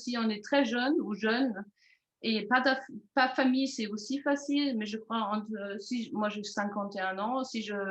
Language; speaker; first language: French; non-native, fluent; German